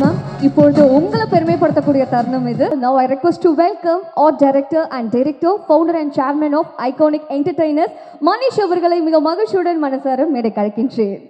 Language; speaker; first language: Tamil; native; Tamil